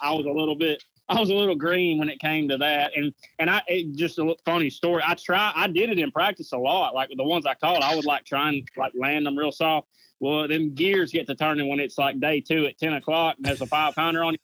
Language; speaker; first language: English; native; English